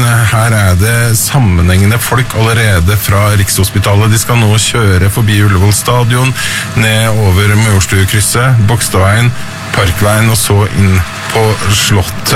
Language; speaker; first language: Norwegian; native; Norwegian